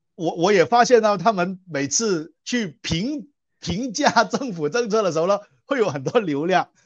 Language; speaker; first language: Chinese; non-native, local second language; Cantonese